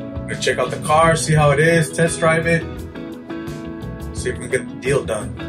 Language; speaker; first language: English; native; English